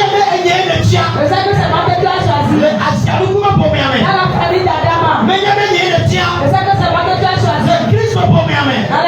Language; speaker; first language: French; non-native, local second language; Ewe